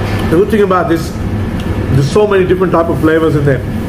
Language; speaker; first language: English; early bilingual, other home language; Hindi